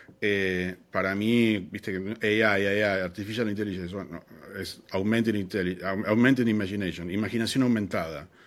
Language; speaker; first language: Spanish; native; Spanish